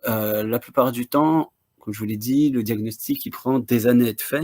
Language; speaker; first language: French; native; French